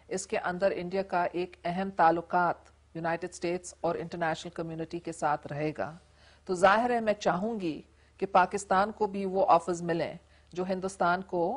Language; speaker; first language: Urdu; non-native, local second language; English